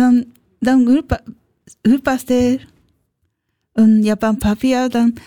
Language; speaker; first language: German; non-native, learner; Japanese